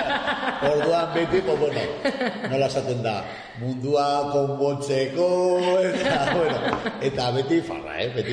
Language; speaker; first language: Basque; non-native, local second language; Spanish